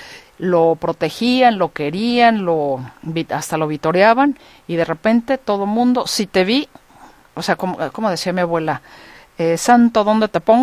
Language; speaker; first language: Spanish; native; Spanish